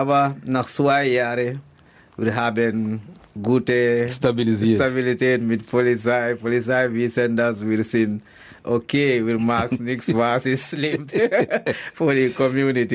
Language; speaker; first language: German; non-native, learner; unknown